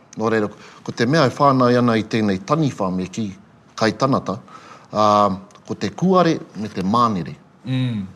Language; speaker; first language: Māori; native; Māori